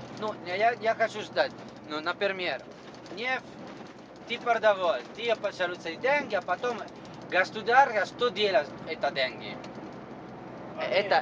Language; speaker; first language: Russian; non-native, learner; Italian